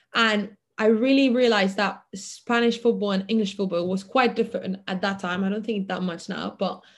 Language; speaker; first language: English; non-native, fluent; Catalan